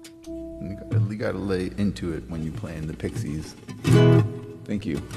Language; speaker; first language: English; native; English